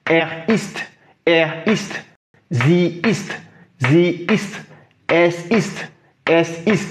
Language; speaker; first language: German; non-native, fluent; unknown